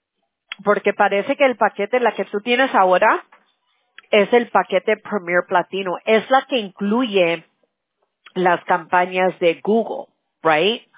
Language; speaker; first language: Spanish; early bilingual, heritage; Spanish